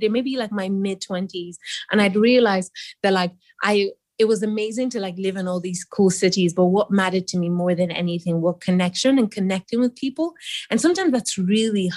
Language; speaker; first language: English; non-native, local second language; Yoruba